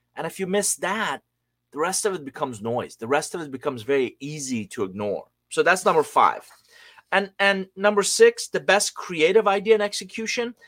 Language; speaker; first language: English; non-native, fluent; Persian